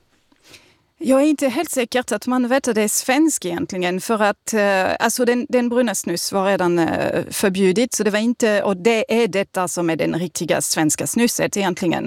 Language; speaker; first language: Swedish; non-native, fluent; French